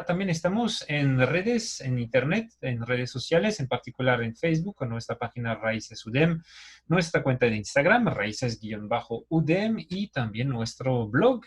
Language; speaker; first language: Spanish; native; Spanish